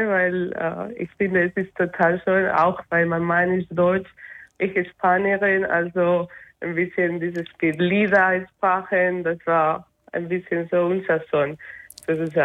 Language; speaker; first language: German; non-native, learner; Spanish